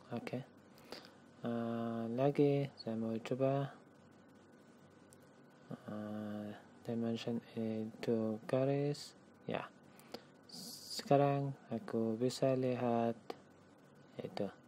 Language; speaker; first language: Indonesian; non-native, learner; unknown